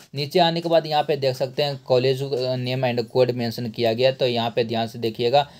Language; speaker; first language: Hindi; native; Hindi